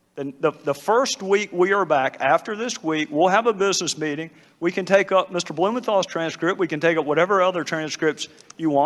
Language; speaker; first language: English; native; English